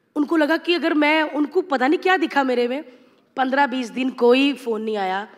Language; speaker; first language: Hindi; native; Hindi